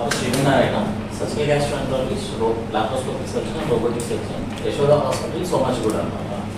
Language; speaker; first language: English; non-native, local second language; Telugu